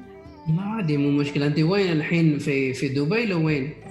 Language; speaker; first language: Arabic; non-native, fluent; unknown